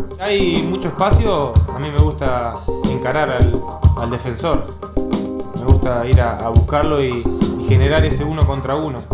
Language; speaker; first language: Spanish; native; Spanish